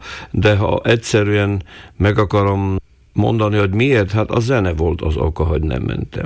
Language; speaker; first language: Hungarian; non-native, local second language; Slovak